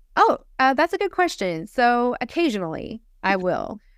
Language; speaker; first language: English; native; English